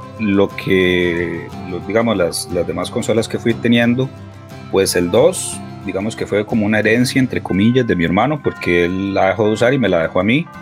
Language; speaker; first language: Spanish; native; Spanish